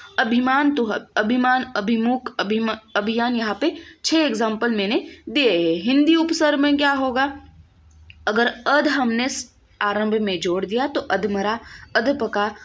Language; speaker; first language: Hindi; non-native, local second language; Marathi